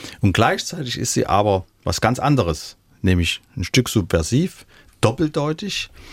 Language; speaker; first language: German; native; German